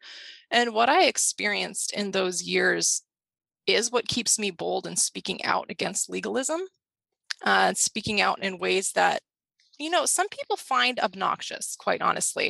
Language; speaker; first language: English; native; English